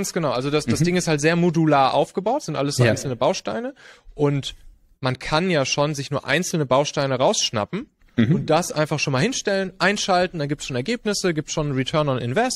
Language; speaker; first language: German; native; German